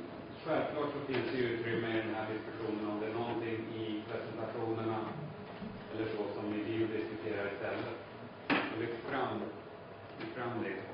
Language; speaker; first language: Swedish; native; Swedish